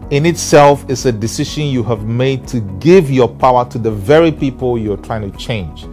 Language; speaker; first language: English; non-native, local second language; Ewe